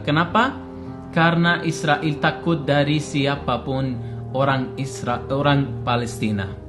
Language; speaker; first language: Indonesian; non-native, learner; Arabic